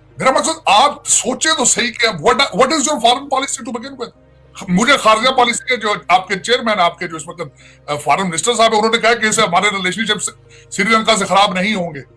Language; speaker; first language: Urdu; non-native, local second language; Punjabi